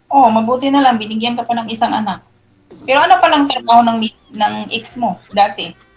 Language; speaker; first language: Filipino; non-native, local second language; Cebuano